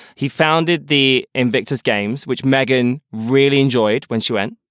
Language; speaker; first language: English; native; English